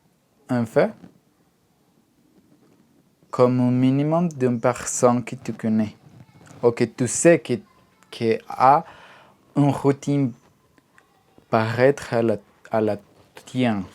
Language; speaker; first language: French; non-native, learner; Spanish